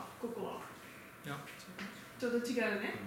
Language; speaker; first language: Japanese; non-native, learner; French